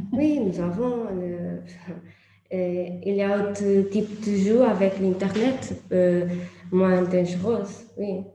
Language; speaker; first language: French; non-native, learner; Portuguese